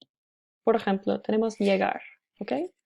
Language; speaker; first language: Spanish; non-native, fluent; English